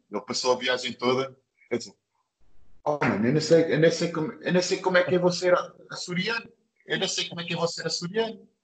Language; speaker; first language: Portuguese; early bilingual, other home language; English